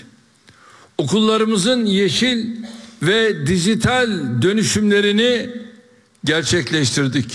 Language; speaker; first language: Turkish; native; Turkish